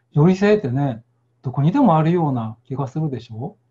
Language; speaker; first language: Japanese; native; Japanese